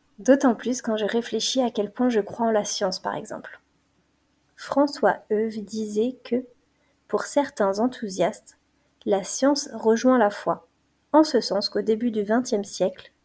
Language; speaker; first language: French; native; French